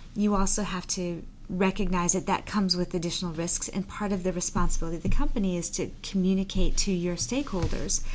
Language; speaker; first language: English; native; English